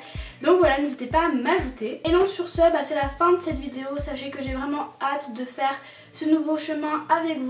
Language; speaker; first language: French; native; French